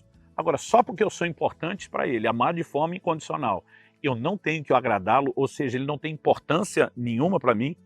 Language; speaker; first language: Portuguese; native; Portuguese